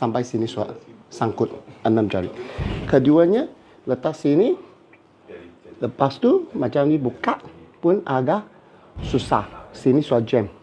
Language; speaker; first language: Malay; non-native, local second language; Cantonese